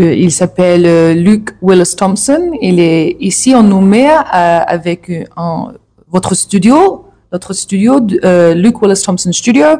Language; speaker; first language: French; non-native, learner; English